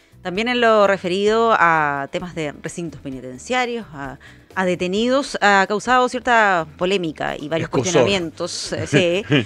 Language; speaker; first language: Spanish; native; Spanish